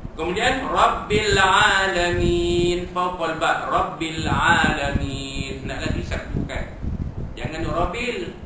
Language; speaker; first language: Malay; native; Malay